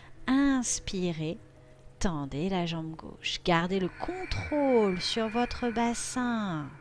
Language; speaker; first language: French; native; French